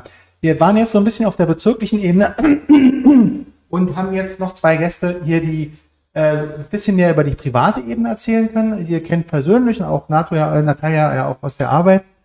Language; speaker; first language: German; native; German